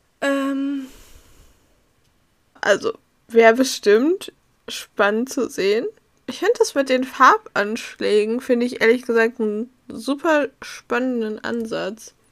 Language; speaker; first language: German; native; German